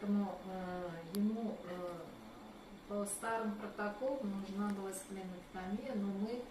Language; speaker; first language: Russian; native; Russian